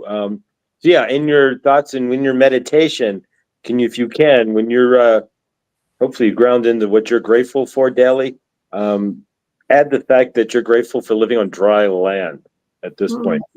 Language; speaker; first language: English; native; English